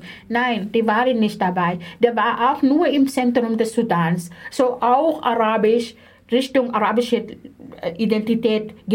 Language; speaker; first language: German; non-native, fluent; Arabic